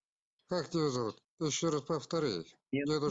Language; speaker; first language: Russian; non-native, local second language; Kazakh